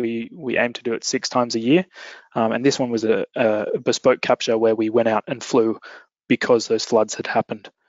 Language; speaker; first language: English; native; English